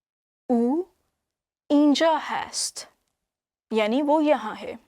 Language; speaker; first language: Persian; non-native, fluent; Urdu